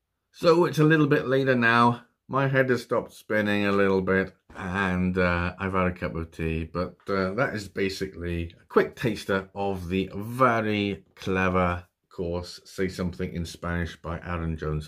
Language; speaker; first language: English; native; English